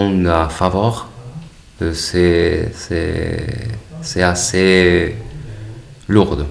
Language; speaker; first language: French; non-native, learner; Spanish